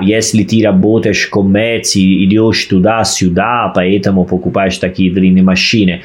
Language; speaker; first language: Russian; non-native, fluent; Italian